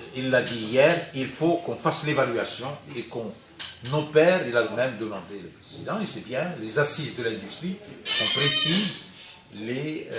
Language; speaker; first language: French; non-native, local second language; Arabic